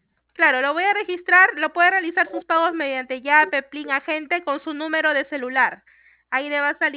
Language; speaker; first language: Spanish; native; Spanish